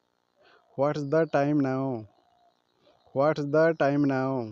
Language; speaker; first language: English; non-native, learner; Odia